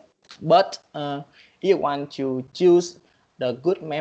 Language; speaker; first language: English; non-native, learner; Vietnamese